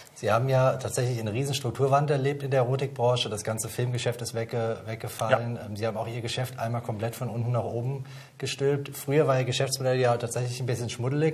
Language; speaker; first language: German; native; German